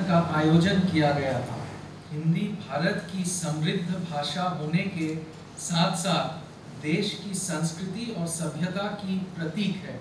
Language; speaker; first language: Hindi; non-native, local second language; Bangla